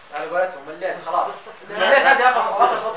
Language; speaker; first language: Arabic; native; Arabic